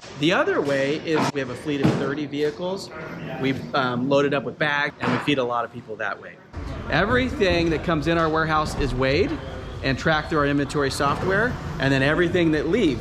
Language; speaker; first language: English; native; English